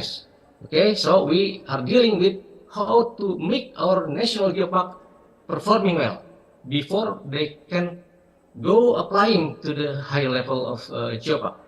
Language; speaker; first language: English; non-native, fluent; Indonesian